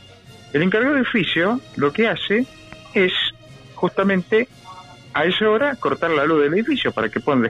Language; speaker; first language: Spanish; native; Spanish